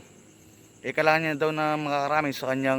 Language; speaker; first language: Filipino; native; Filipino